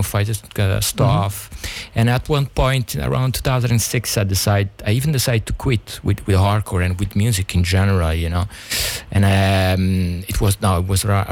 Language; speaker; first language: English; non-native, fluent; Italian